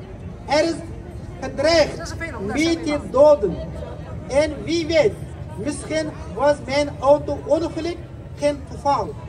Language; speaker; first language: Dutch; non-native, fluent; Uyghur